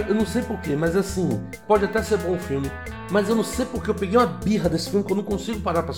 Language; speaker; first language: Portuguese; native; Portuguese